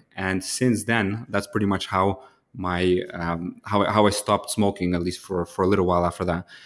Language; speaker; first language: English; early bilingual, other home language; Ukrainian